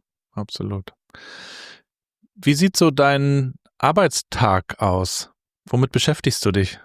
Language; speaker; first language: German; native; German